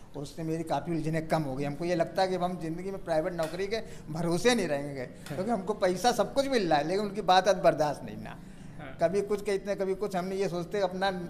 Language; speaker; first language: Hindi; native; Hindi